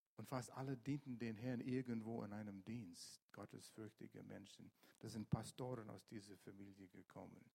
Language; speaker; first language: German; non-native, fluent; English